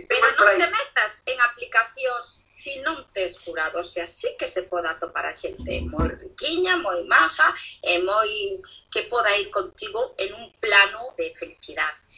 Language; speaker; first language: Galician; non-native, local second language; Spanish